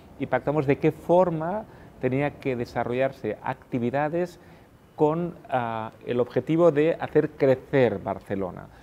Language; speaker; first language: Spanish; non-native, local second language; Catalan